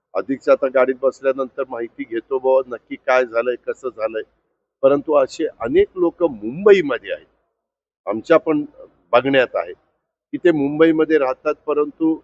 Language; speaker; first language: Marathi; native; Marathi